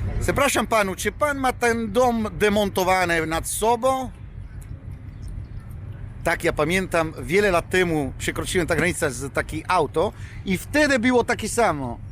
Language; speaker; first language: Polish; non-native, fluent; Italian